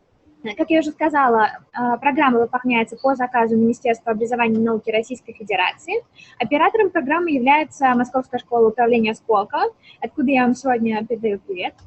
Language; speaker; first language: Russian; native; Russian